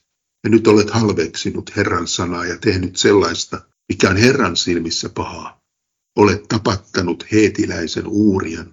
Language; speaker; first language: Finnish; native; Finnish